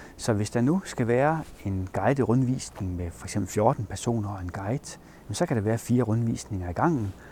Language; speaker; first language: Danish; native; Danish